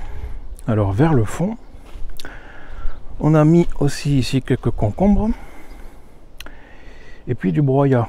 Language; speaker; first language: French; native; French